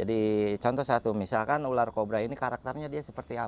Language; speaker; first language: Indonesian; native; Indonesian